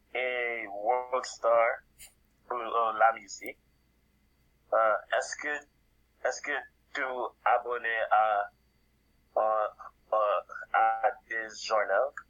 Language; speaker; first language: French; non-native, learner; English